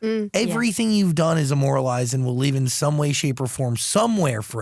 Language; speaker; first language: English; native; English